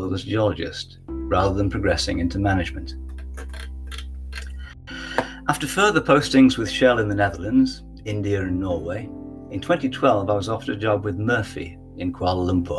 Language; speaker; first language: English; native; English